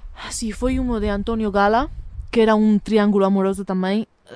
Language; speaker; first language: Portuguese; non-native, fluent; Catalan